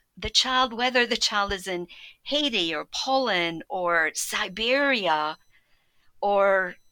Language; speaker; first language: English; early bilingual, other home language; Polish